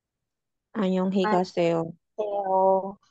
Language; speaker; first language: Korean; non-native, learner; Indonesian